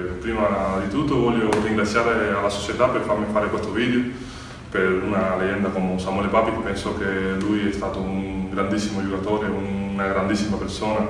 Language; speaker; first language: Italian; non-native, fluent; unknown